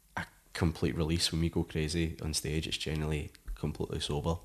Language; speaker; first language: English; native; English